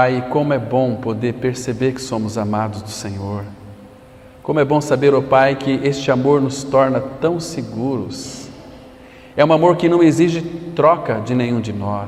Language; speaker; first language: Portuguese; native; Portuguese